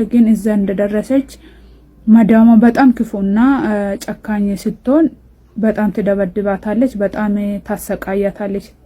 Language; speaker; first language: Amharic; non-native, local second language; Oromo